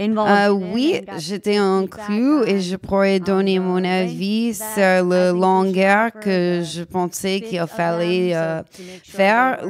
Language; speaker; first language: French; non-native, learner; English